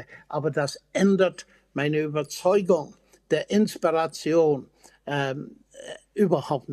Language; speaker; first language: German; non-native, fluent; English